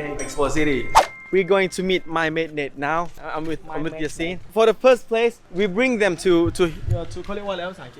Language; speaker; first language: English; non-native, learner; Thai